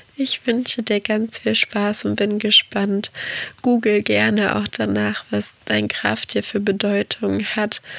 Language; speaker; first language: German; early bilingual, other home language; Portuguese